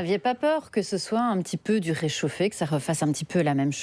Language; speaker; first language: French; native; French